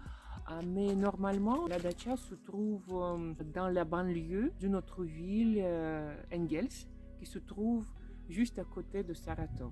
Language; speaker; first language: French; non-native, fluent; Russian